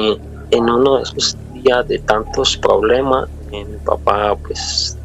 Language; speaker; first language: Spanish; native; Spanish